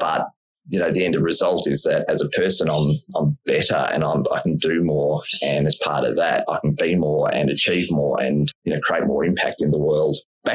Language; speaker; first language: English; native; English